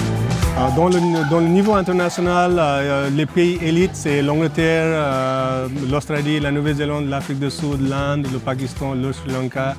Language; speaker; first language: French; non-native, fluent; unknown